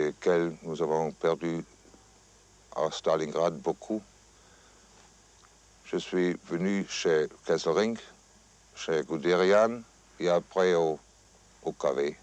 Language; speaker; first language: French; non-native, fluent; German